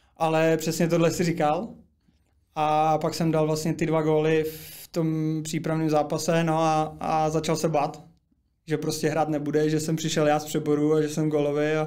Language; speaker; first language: Czech; native; Czech